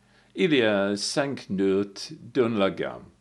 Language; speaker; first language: French; non-native, learner; English